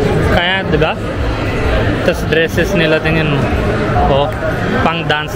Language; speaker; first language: Filipino; non-native, learner; Hindi